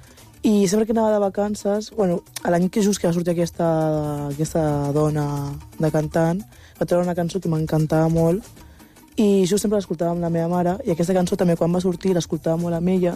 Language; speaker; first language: Catalan; early bilingual, other home language; Wolof